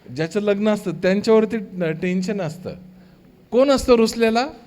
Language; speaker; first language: Marathi; native; Marathi